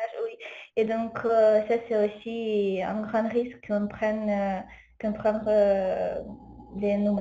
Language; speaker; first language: French; non-native, fluent; Ukrainian